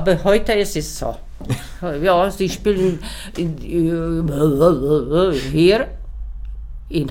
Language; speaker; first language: German; non-native, learner; Czech